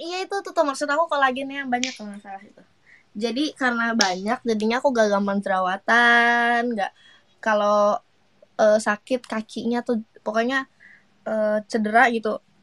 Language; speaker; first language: Indonesian; native; Indonesian